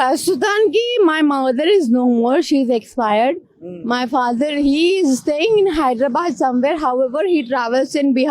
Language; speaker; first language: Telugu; non-native, local second language; Hindi